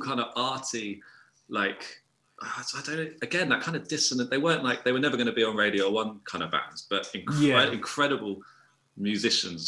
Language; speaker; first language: English; native; English